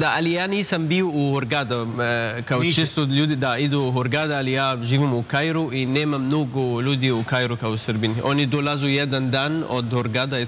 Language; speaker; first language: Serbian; non-native, learner; Arabic